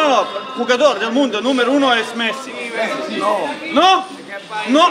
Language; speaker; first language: Spanish; non-native, learner; Serbian